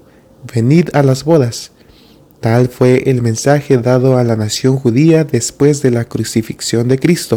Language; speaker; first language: Spanish; native; Spanish